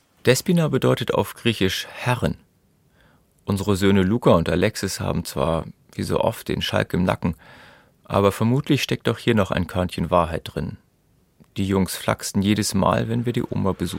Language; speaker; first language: German; native; German